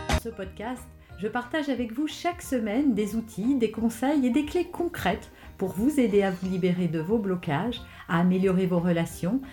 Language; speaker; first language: French; native; French